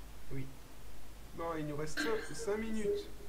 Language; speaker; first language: French; native; French